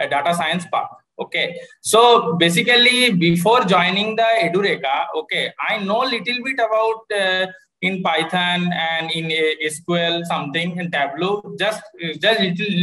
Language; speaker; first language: English; non-native, local second language; Bangla